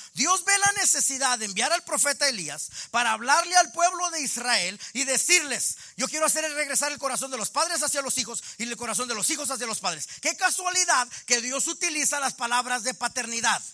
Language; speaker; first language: Spanish; native; Spanish